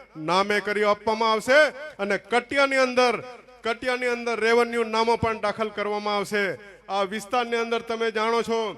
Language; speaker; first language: Gujarati; non-native, local second language; Vasavi